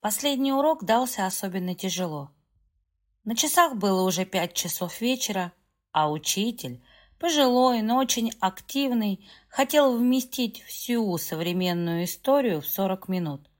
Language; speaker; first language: Russian; native; Russian